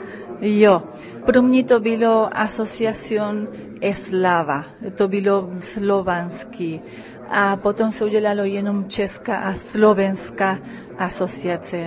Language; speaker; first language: Czech; early bilingual, heritage; Spanish